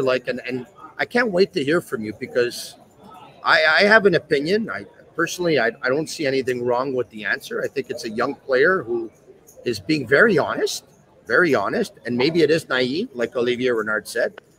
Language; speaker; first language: English; native; English